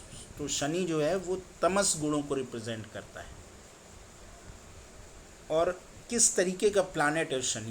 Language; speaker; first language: Hindi; native; Hindi